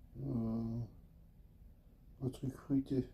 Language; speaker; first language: French; native; French